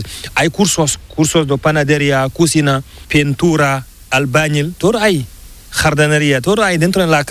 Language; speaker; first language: Spanish; non-native, learner; Fula